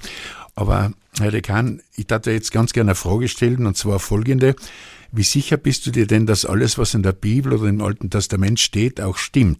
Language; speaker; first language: German; native; German